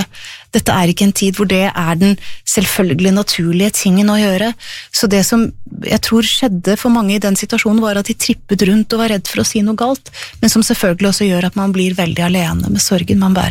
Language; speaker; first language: Norwegian; native; Norwegian